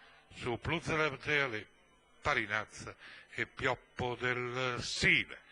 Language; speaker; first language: Italian; native; Italian